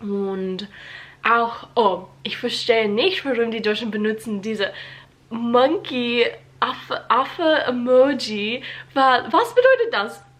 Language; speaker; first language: German; non-native, learner; English